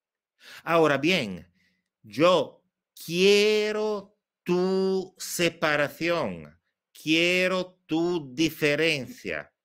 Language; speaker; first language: Spanish; non-native, fluent; Italian